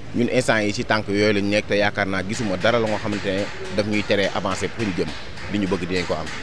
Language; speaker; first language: Wolof; native; Wolof